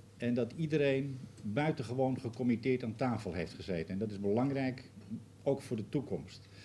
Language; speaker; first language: Dutch; native; Dutch